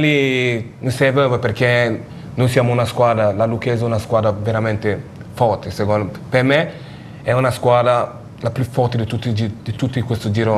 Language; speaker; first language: Italian; non-native, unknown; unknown